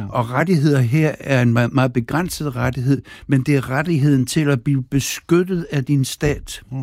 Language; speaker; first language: Danish; native; Danish